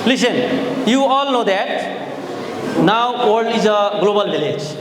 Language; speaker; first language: English; non-native, local second language; Nepali